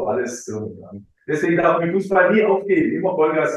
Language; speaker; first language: German; early bilingual, other home language; Croatian